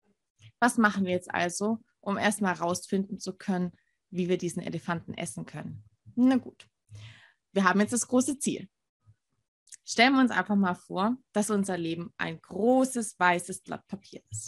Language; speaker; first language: German; native; German